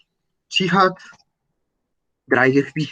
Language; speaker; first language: German; non-native, learner; Spanish